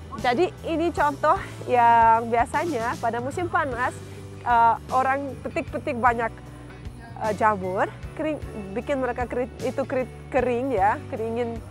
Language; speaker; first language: Indonesian; non-native, fluent; Russian